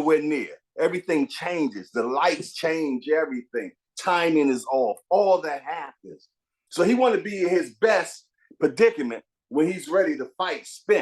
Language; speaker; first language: English; native; English